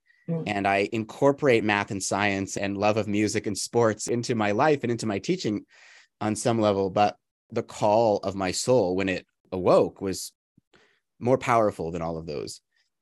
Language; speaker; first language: English; native; English